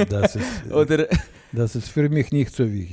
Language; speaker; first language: German; non-native, learner; Russian